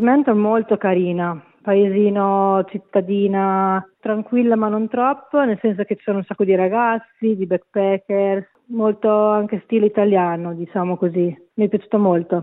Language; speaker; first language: Italian; native; Italian